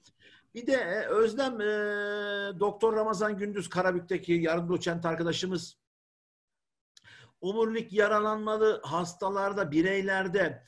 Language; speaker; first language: Turkish; native; Turkish